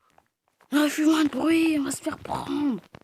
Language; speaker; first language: French; native; French